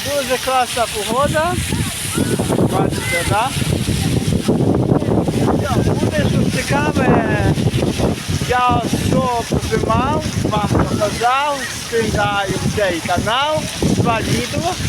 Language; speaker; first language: Ukrainian; native; Ukrainian